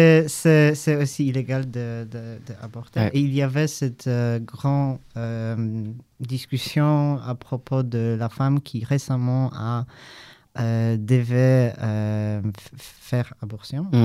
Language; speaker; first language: French; non-native, learner; Polish